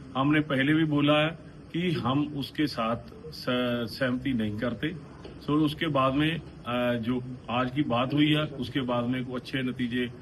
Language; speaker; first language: Hindi; non-native, local second language; Punjabi